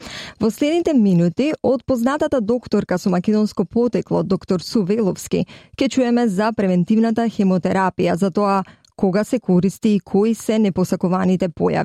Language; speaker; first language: Macedonian; native; Macedonian